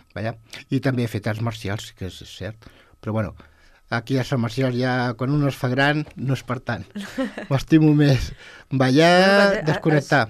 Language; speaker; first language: Catalan; non-native, local second language; Spanish